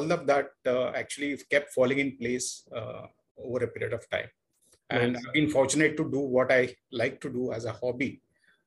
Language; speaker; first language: English; non-native, local second language; Kannada